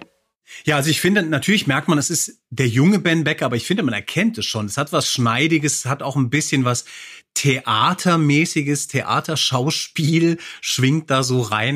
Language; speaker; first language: German; native; German